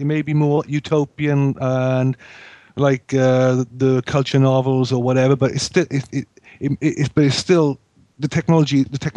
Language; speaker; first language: English; native; English